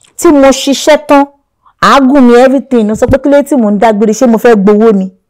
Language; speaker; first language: Yoruba; non-native, local second language; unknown